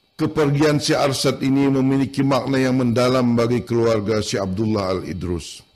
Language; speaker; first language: Indonesian; non-native, local second language; Banjar